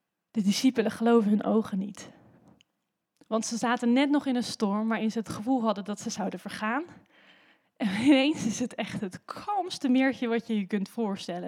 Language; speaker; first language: Dutch; native; Dutch